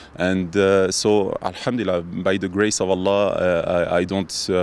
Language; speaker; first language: English; non-native, fluent; French